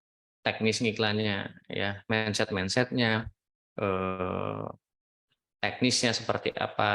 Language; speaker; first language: Indonesian; native; Indonesian